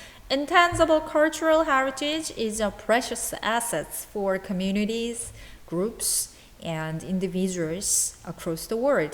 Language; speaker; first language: English; non-native, fluent; Korean